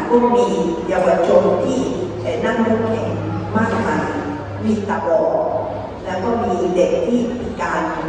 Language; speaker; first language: Thai; non-native, fluent; Spanish